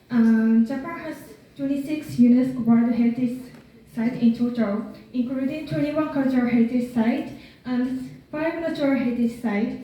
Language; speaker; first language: English; non-native, learner; Japanese